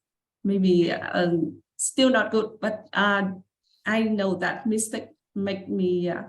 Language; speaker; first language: English; non-native, learner; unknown